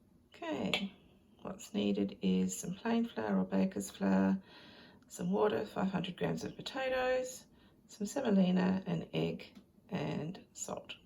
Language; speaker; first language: English; native; English